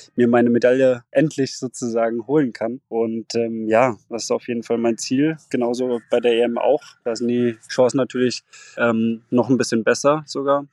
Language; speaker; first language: German; native; German